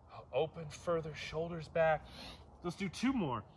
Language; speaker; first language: English; native; English